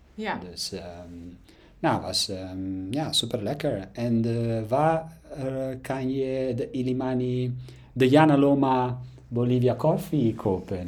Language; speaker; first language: Dutch; non-native, learner; Italian